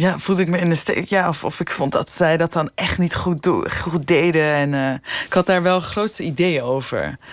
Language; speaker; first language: Dutch; early bilingual, other home language; Persian